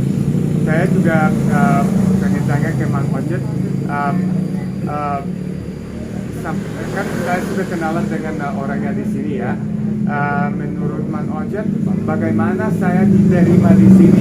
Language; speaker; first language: Indonesian; non-native, fluent; Serbian